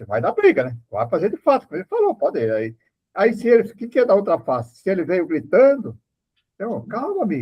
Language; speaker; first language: Portuguese; native; Portuguese